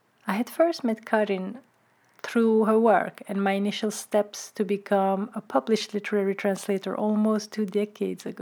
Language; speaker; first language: English; non-native, fluent; Turkish